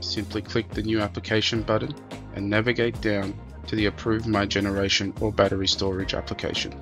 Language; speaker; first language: English; native; English